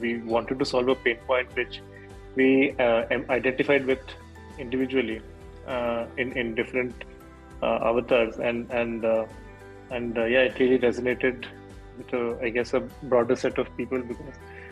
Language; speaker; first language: English; non-native, local second language; Odia